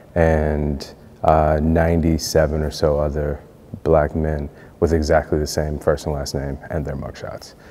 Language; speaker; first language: English; native; English